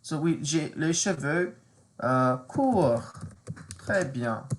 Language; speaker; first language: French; non-native, fluent; English